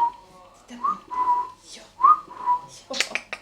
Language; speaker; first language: Swedish; early bilingual, other home language; Estonian